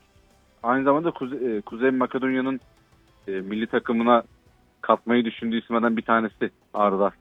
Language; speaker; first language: Turkish; native; Turkish